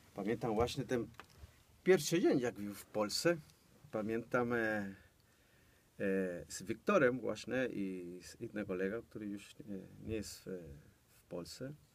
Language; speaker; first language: Polish; non-native, learner; Spanish